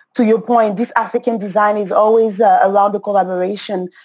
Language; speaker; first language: English; non-native, local second language; French